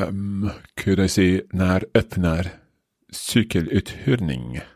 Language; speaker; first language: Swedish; non-native, learner; English